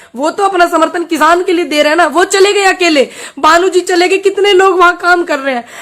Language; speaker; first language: Hindi; native; Hindi